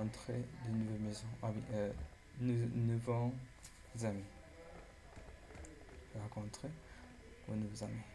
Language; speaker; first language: French; non-native, learner; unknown